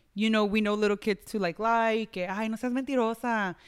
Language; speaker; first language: English; early bilingual, other home language; Spanish